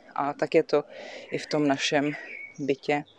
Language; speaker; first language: Czech; native; Czech